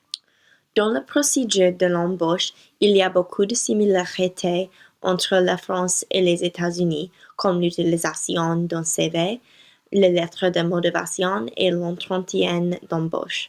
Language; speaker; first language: French; non-native, learner; English